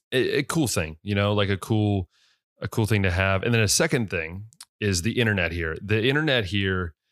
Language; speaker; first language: English; native; English